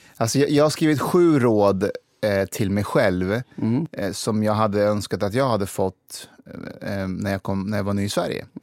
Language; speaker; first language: Swedish; early bilingual, other home language; Persian